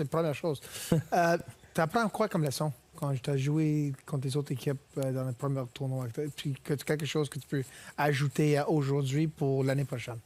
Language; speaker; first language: French; native; French